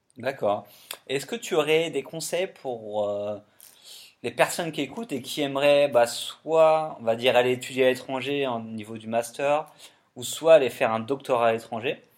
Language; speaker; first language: French; native; French